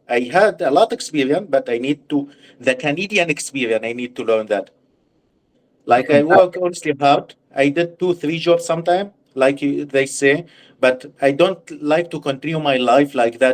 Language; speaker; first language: English; non-native, learner; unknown